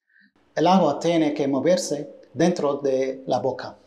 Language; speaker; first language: Spanish; non-native, fluent; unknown